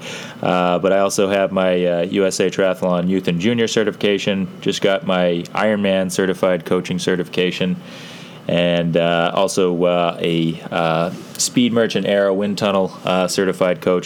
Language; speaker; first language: English; native; English